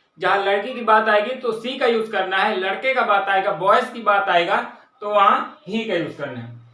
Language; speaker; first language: Hindi; native; Hindi